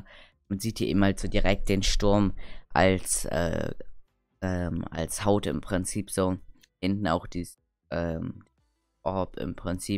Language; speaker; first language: German; native; German